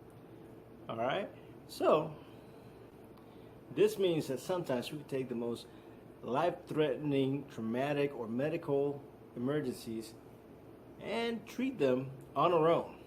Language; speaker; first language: English; native; English